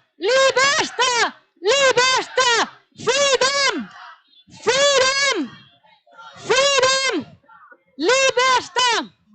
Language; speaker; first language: Italian; non-native, fluent; French